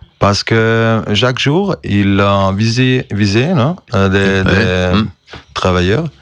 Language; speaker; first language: French; non-native, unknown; Croatian